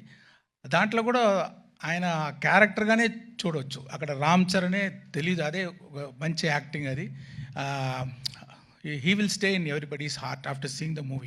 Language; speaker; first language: Telugu; non-native, fluent; Tamil